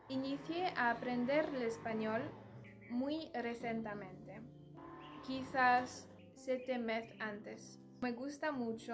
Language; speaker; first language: Spanish; non-native, learner; French